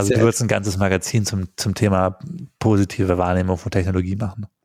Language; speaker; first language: German; native; German